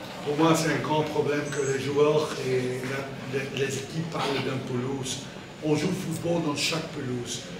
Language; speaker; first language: French; non-native, learner; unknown